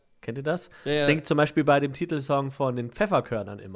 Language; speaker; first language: German; native; German